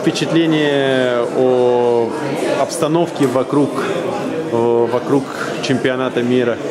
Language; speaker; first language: Russian; native; Russian